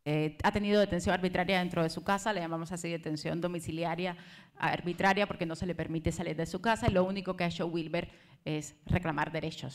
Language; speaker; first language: Spanish; native; Spanish